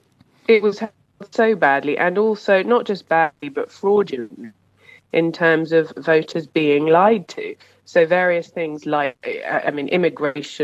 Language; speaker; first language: English; native; English